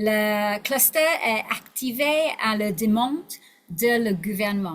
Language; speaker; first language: French; non-native, learner; English